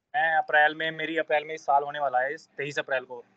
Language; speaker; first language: Hindi; native; Hindi